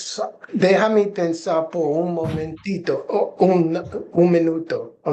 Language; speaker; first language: Spanish; non-native, learner; English